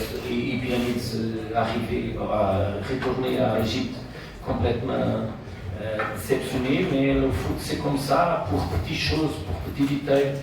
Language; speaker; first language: French; non-native, fluent; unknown